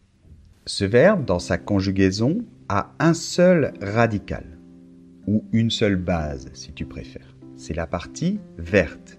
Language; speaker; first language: French; native; French